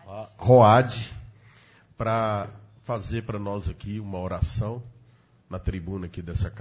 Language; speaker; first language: Portuguese; native; Portuguese